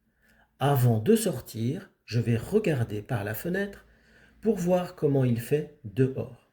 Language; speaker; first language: French; non-native, fluent; Amharic